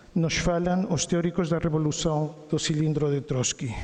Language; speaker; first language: Portuguese; non-native, fluent; Galician